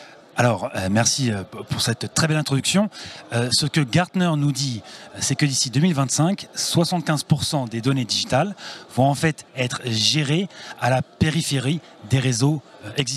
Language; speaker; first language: French; native; French